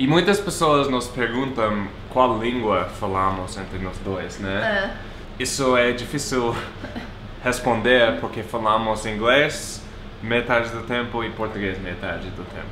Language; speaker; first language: Portuguese; non-native, fluent; English